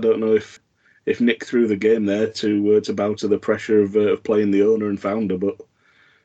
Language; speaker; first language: English; native; English